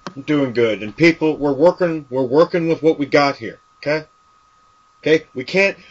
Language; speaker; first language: English; native; English